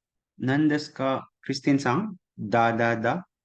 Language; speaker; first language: Japanese; non-native, fluent; Cebuano